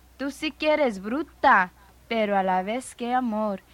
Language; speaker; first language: Spanish; early bilingual, heritage; Spanish